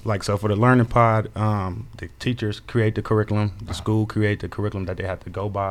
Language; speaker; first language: English; native; English